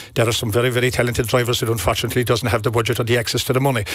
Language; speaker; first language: English; native; English